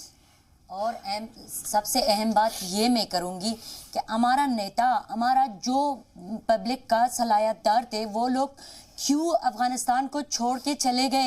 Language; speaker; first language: Hindi; non-native, fluent; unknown